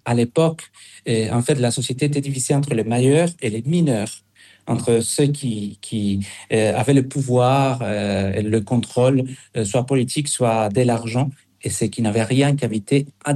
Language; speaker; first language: French; non-native, fluent; Spanish